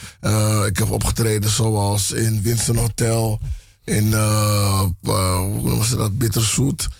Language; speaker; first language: Dutch; early bilingual, other home language; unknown